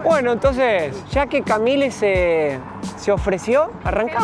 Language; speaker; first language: Spanish; native; Spanish